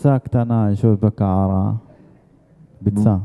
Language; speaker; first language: Hebrew; non-native, fluent; Arabic